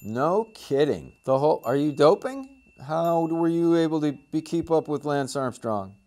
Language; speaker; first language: English; native; English